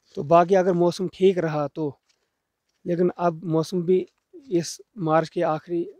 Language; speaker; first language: Hindi; native; Hindi